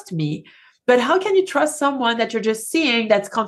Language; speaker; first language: English; non-native, fluent; French